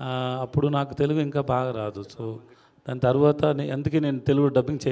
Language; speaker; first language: Telugu; non-native, learner; Tamil